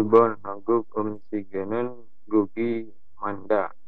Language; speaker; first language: Korean; non-native, learner; Indonesian